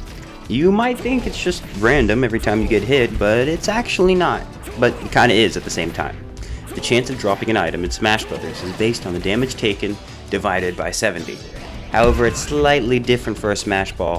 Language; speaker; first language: English; native; English